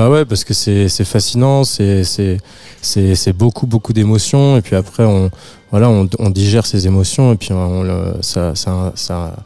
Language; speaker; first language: French; native; French